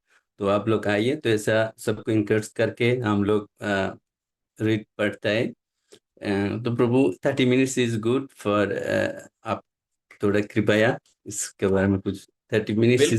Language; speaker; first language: Hindi; non-native, local second language; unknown